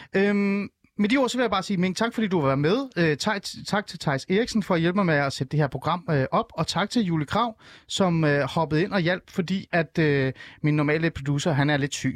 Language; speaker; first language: Danish; early bilingual, other home language; Persian